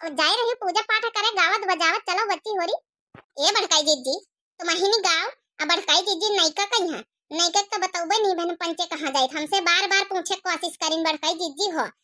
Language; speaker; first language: Hindi; native; Hindi